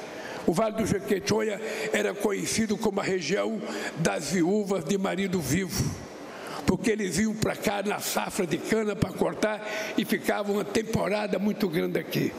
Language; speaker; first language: Portuguese; native; Portuguese